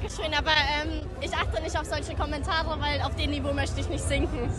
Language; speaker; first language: German; native; German